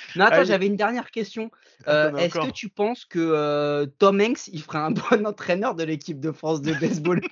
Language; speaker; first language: French; native; French